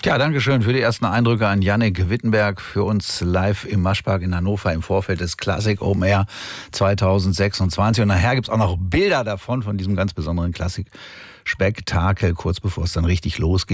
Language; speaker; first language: German; native; German